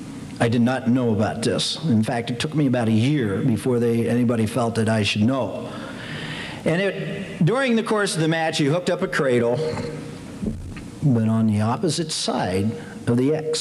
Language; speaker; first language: English; native; English